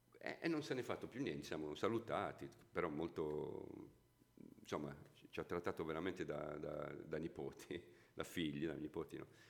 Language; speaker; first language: Italian; native; Italian